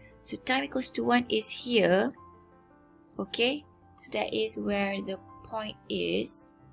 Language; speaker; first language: English; non-native, local second language; Malay